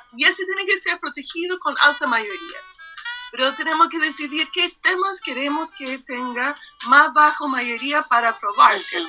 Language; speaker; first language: Spanish; non-native, fluent; English